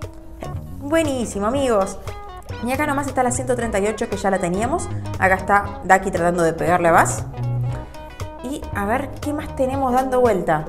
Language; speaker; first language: Spanish; native; Spanish